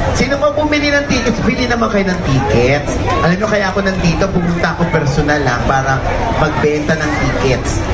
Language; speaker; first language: Filipino; native; Filipino